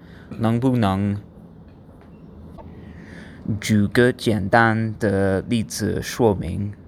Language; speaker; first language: Chinese; non-native, learner; English